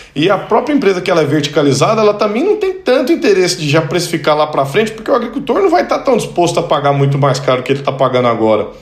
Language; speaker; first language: Portuguese; native; Portuguese